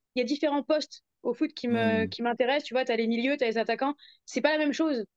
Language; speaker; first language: French; native; French